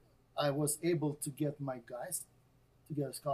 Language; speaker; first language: English; non-native, fluent; Russian